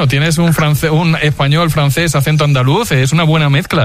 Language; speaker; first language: Spanish; native; Spanish